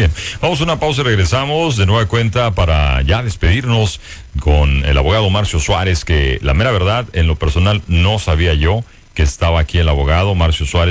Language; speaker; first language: Spanish; native; Spanish